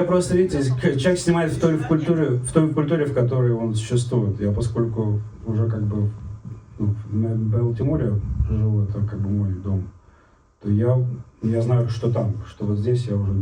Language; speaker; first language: Russian; native; Russian